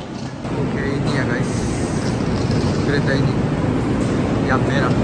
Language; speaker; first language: Indonesian; non-native, fluent; Japanese